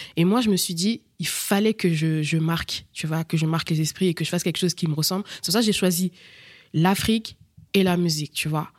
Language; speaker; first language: French; early bilingual, other home language; Bambara